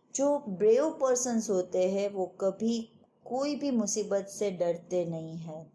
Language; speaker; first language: Hindi; non-native, local second language; Gujarati